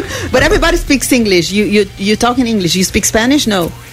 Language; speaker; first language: English; non-native, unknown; Portuguese